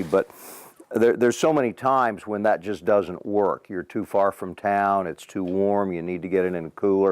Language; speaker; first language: English; native; English